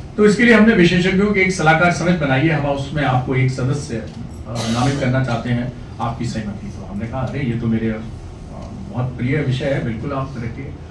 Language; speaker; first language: Hindi; native; Hindi